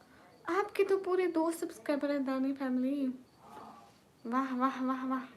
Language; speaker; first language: Hindi; non-native, local second language; Punjabi